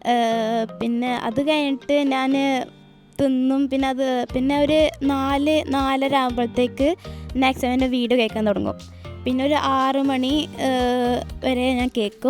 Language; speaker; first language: Malayalam; early bilingual, heritage; Malayalam